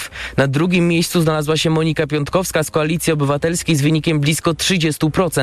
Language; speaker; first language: Polish; native; Polish